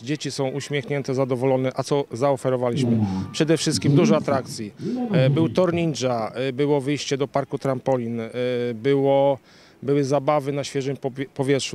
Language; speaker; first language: Polish; native; Polish